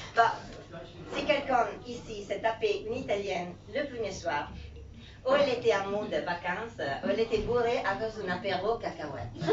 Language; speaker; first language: French; non-native, fluent; Italian